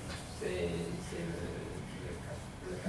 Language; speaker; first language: French; non-native, learner; English